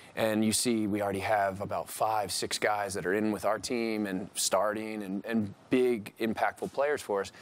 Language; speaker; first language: English; native; English